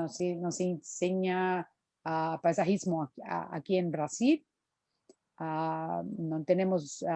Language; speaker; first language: Spanish; non-native, fluent; Portuguese